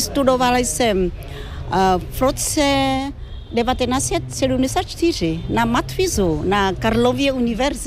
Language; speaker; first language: Czech; non-native, fluent; Vietnamese